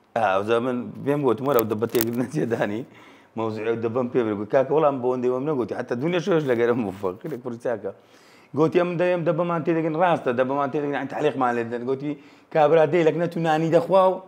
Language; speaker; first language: Central Kurdish; native; Central Kurdish